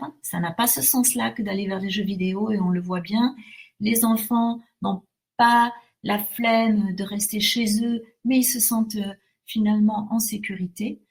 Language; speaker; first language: French; native; French